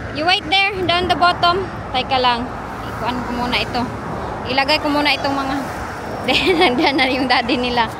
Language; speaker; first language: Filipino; non-native, local second language; Cebuano